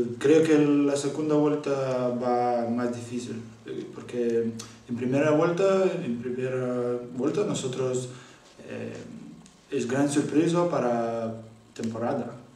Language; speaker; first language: Spanish; non-native, learner; Lithuanian